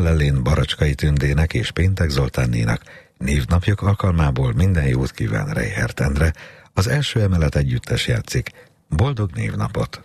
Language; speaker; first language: Hungarian; native; Hungarian